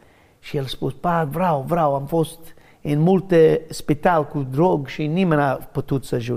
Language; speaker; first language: Romanian; non-native, learner; English